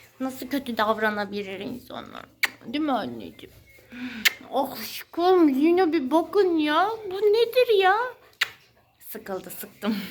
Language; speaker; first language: Turkish; native; Turkish